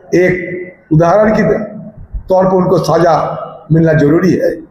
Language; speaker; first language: Hindi; non-native, local second language; Bangla